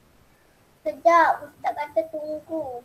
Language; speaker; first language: Malay; native; Malay